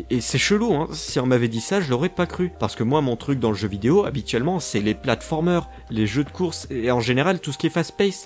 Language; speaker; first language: French; native; French